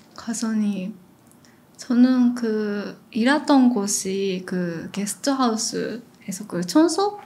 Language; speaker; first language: Korean; non-native, fluent; Japanese